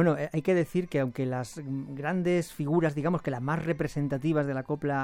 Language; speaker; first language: Spanish; native; Spanish